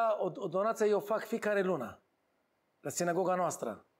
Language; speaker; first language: Romanian; non-native, learner; Hebrew